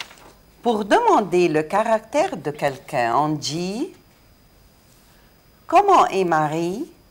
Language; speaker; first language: French; non-native, fluent; Arabic